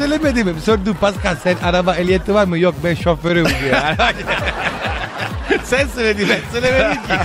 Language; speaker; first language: Turkish; non-native, learner; Italian